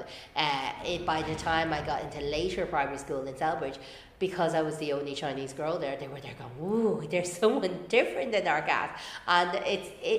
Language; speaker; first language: English; native; English